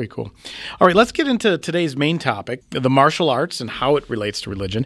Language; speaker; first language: English; native; English